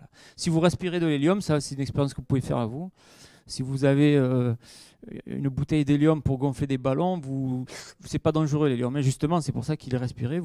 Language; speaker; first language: French; native; French